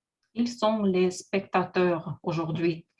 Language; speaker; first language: French; non-native, learner; Russian